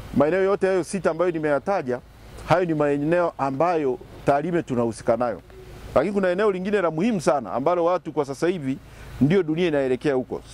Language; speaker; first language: Swahili; native; Swahili